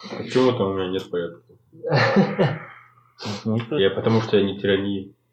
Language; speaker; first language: Russian; non-native, local second language; Kazakh